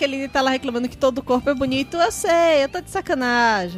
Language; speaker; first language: Portuguese; native; Portuguese